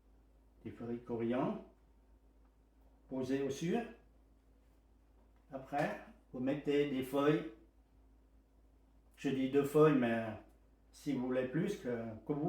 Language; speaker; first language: French; non-native, fluent; Vietnamese